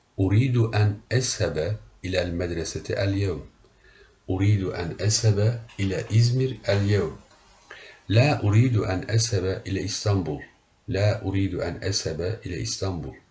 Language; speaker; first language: Arabic; non-native, learner; Turkish